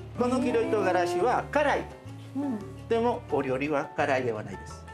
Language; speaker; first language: Japanese; non-native, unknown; Spanish